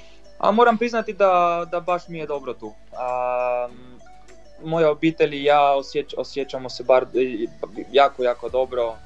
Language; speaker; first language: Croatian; non-native, fluent; Polish